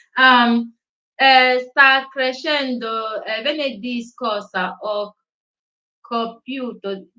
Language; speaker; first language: Italian; non-native, learner; Igbo